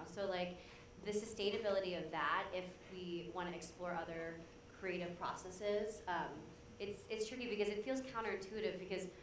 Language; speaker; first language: English; native; English